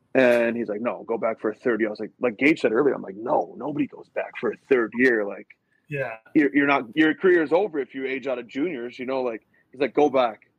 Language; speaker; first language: English; native; English